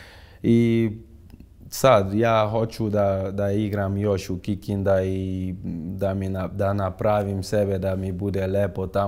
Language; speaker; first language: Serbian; non-native, fluent; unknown